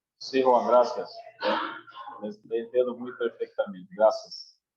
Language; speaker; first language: Spanish; non-native, learner; Portuguese